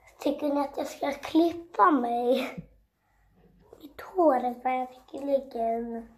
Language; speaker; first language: Swedish; early bilingual, other home language; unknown